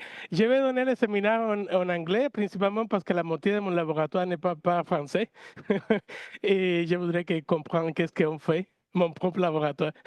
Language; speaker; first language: French; non-native, fluent; Spanish